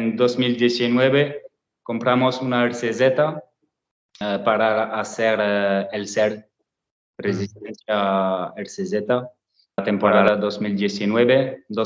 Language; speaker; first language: Spanish; non-native, learner; French